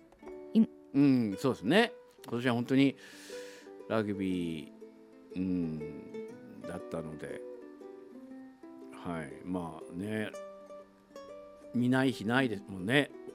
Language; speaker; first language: Japanese; native; Japanese